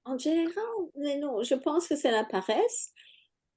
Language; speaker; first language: French; non-native, fluent; English